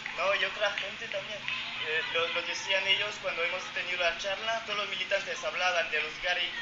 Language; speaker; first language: Spanish; non-native, fluent; French